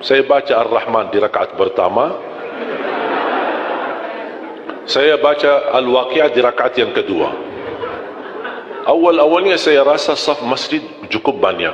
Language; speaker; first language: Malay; non-native, fluent; Arabic